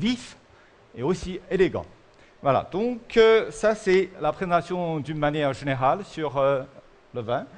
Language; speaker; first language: French; non-native, fluent; Chinese